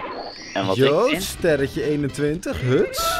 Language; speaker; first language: Dutch; native; Dutch